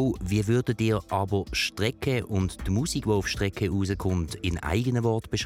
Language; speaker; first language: German; native; German